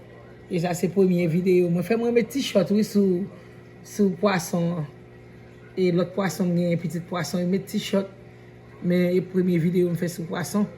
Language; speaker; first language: French; non-native, learner; Haitian Creole